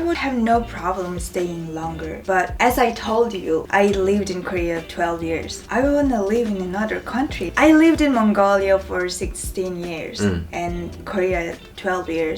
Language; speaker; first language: English; non-native, fluent; Mongolian